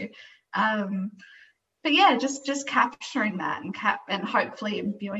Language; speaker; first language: English; native; English